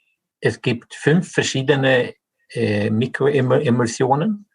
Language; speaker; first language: German; non-native, fluent; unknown